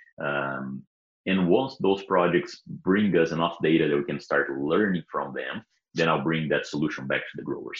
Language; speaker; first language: English; non-native, fluent; Portuguese